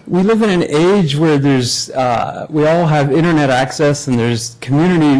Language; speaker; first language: English; native; English